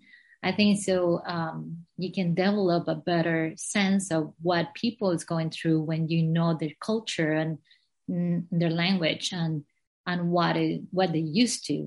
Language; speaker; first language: English; non-native, fluent; Spanish